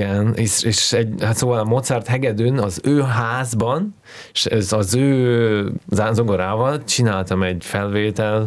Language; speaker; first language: Hungarian; non-native, fluent; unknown